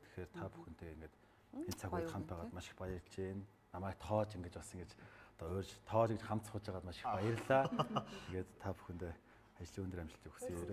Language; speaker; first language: Mongolian; native; Mongolian